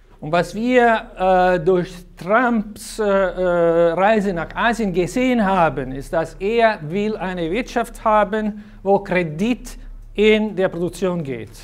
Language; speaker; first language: German; non-native, fluent; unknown